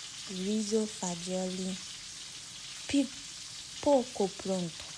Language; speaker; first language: Italian; non-native, learner; Akan